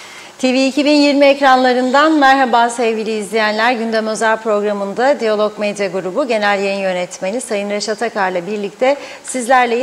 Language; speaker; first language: Turkish; native; Turkish